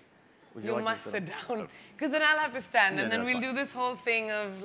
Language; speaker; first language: English; non-native, local second language; Hindi